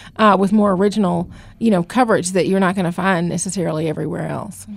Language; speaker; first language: English; native; English